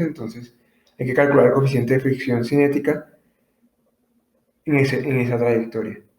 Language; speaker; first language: Spanish; native; Spanish